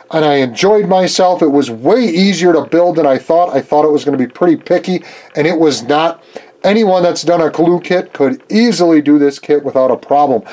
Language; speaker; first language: English; native; English